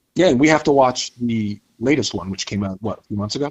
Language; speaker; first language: English; native; English